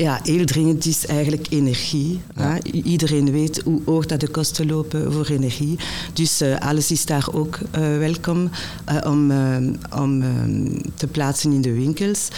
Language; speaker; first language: Dutch; non-native, local second language; French